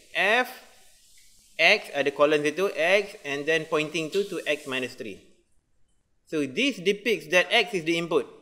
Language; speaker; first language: English; non-native, local second language; Malay